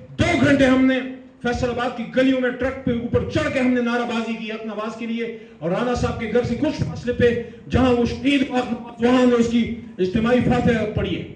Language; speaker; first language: Urdu; non-native, local second language; Pashto